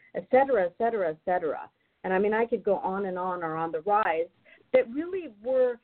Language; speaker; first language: English; non-native, fluent; German